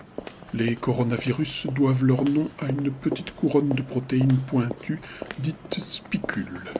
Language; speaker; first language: French; native; French